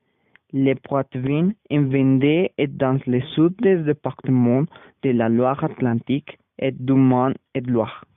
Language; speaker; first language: French; non-native, learner; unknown